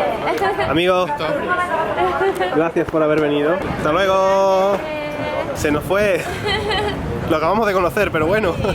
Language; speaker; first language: Spanish; native; Spanish